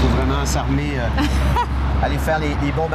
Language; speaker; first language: French; native; French